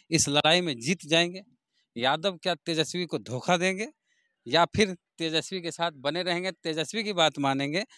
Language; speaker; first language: Hindi; native; Hindi